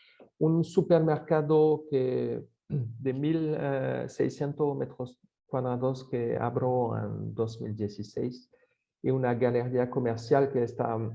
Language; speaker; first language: Spanish; non-native, fluent; French